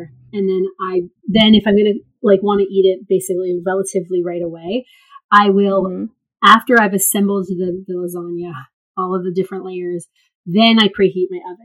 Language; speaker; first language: English; native; English